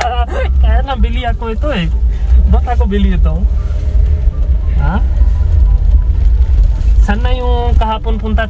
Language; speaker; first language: Filipino; non-native, learner; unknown